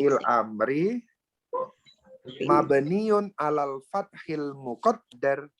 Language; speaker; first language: Arabic; non-native, fluent; Indonesian